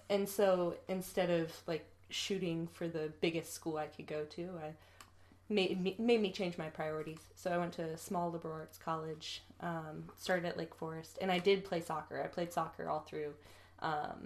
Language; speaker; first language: English; native; English